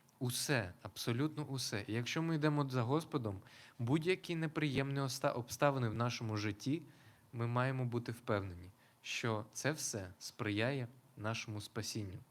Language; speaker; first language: Ukrainian; non-native, local second language; Russian